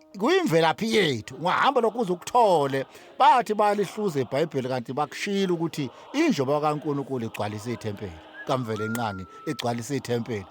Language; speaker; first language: Zulu; native; Zulu